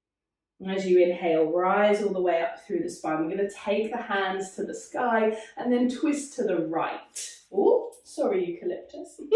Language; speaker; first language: English; native; English